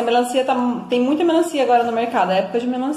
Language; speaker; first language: Portuguese; native; Portuguese